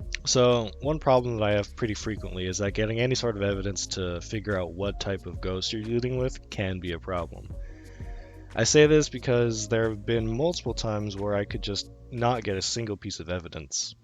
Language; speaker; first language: English; native; English